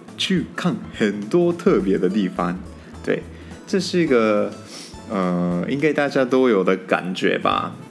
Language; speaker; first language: Chinese; non-native, fluent; Japanese